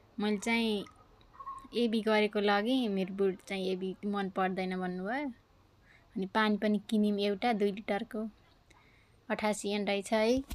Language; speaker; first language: Nepali; native; Nepali